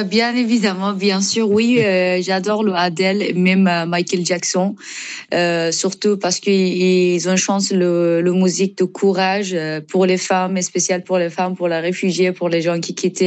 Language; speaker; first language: French; non-native, learner; Persian